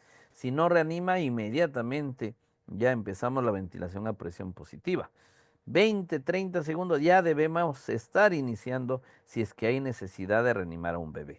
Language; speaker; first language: Spanish; native; Spanish